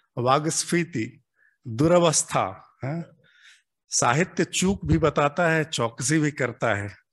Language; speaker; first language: Hindi; native; Hindi